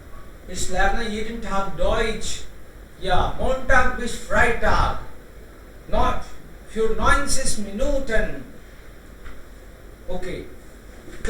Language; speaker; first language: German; non-native, fluent; Hindi